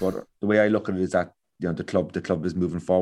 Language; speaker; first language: English; native; English